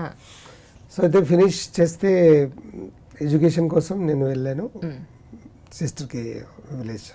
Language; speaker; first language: Telugu; non-native, learner; Marathi